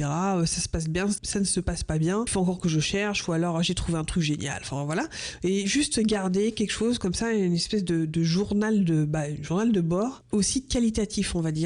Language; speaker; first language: French; native; French